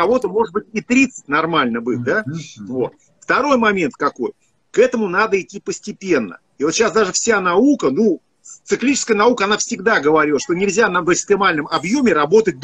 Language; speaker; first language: Russian; native; Russian